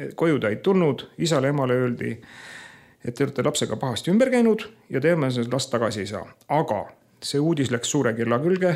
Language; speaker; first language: Estonian; native; Estonian